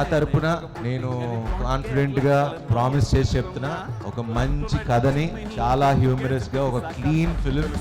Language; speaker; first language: Telugu; native; Telugu